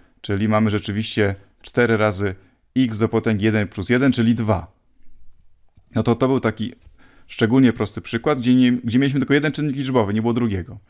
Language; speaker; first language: Polish; native; Polish